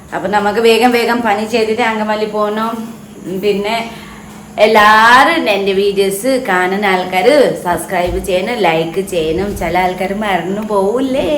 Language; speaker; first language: Malayalam; non-native, fluent; Nepali